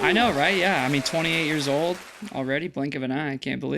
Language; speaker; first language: English; native; English